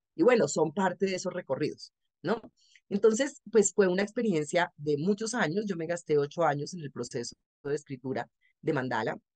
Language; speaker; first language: Spanish; native; Spanish